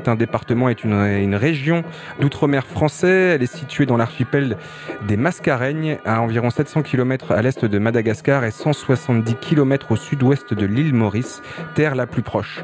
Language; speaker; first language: French; native; French